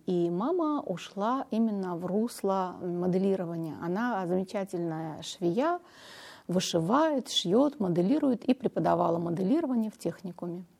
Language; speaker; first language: Russian; non-native, local second language; Armenian